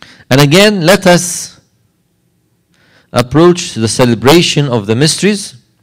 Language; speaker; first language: English; non-native, fluent; Arabic